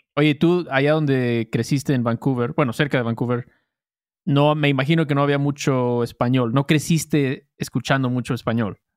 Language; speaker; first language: Spanish; native; Spanish